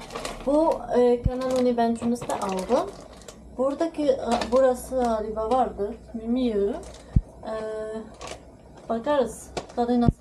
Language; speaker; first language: Turkish; non-native, learner; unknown